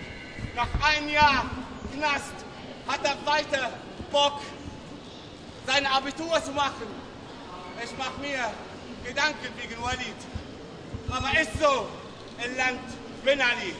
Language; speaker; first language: German; non-native, learner; Arabic